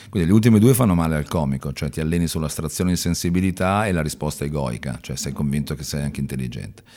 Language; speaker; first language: Italian; native; Italian